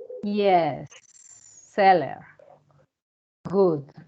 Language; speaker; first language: English; non-native, learner; Spanish